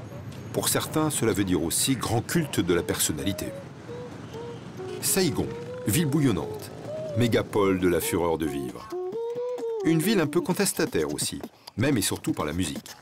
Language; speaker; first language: French; native; French